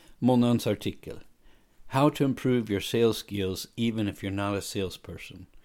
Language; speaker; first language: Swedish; non-native, fluent; English